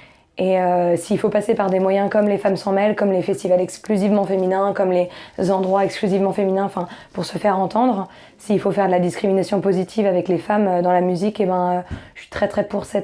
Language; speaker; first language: French; native; French